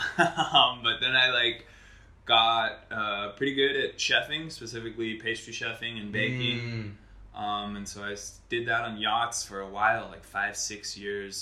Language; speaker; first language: English; native; English